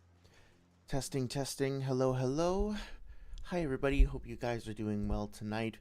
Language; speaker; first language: English; native; English